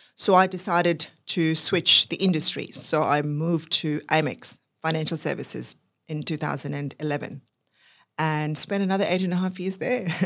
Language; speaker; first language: English; non-native, local second language; Urdu